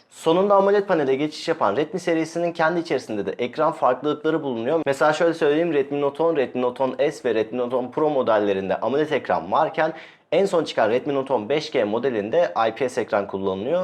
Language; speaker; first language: Turkish; native; Turkish